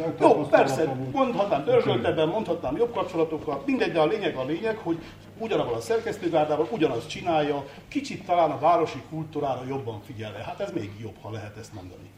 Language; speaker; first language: Hungarian; native; Hungarian